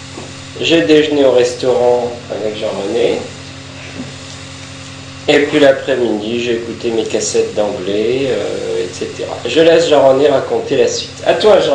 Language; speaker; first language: French; native; French